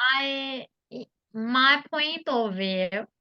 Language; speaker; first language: English; non-native, learner; Turkish